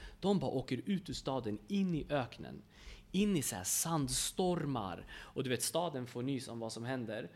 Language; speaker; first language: Swedish; early bilingual, other home language; Kurdish